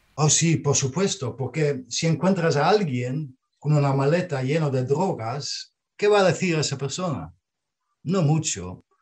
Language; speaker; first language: Spanish; non-native, fluent; Dutch